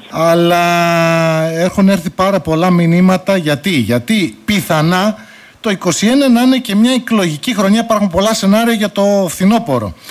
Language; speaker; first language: Greek; native; Greek